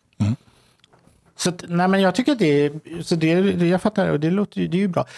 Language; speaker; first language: Swedish; native; Swedish